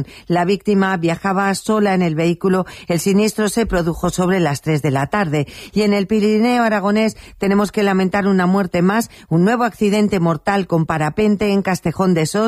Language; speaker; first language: Spanish; native; Spanish